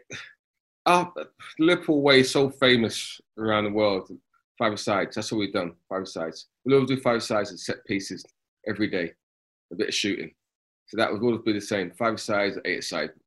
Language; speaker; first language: English; native; English